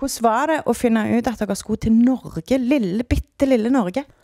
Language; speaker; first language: Norwegian; native; Norwegian